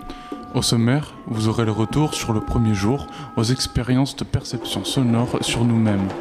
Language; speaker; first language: French; native; French